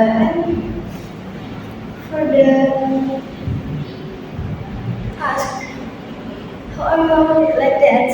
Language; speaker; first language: English; non-native, learner; Indonesian